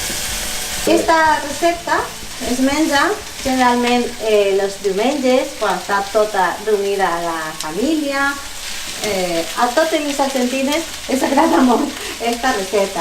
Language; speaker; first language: Catalan; non-native, fluent; Spanish